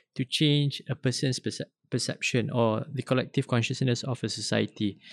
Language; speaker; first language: English; non-native, local second language; Malay